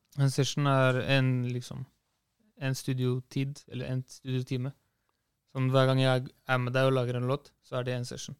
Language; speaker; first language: Norwegian; early bilingual, other home language; Kurdish